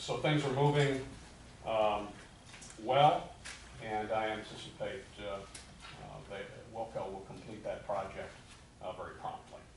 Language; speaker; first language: English; native; English